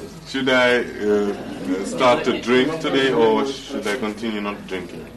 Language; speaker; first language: English; non-native, fluent; Russian